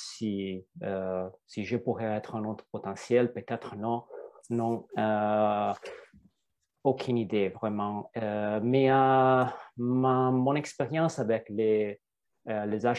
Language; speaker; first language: French; non-native, fluent; Italian